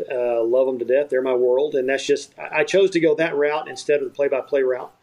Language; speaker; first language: English; native; English